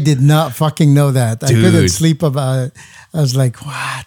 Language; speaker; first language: English; non-native, local second language; Hiligaynon